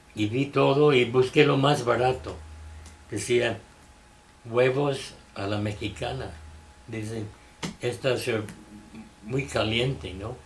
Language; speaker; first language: Spanish; non-native, fluent; English